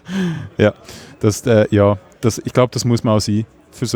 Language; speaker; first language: German; native; German